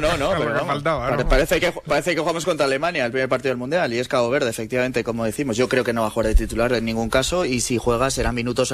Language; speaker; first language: Spanish; native; Spanish